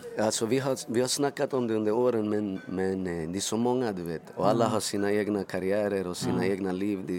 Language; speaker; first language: Swedish; early bilingual, other home language; Spanish